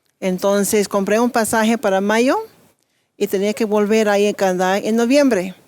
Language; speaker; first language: Spanish; non-native, fluent; English